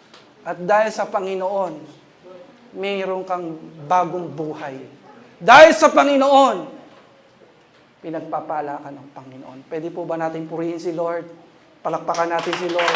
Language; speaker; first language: Filipino; native; Filipino